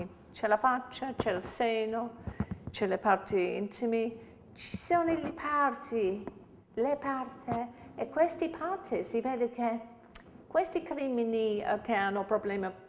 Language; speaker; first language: Italian; non-native, fluent; English